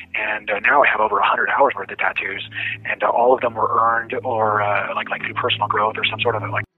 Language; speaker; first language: English; native; English